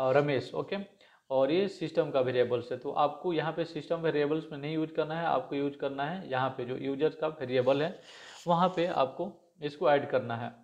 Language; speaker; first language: Hindi; native; Hindi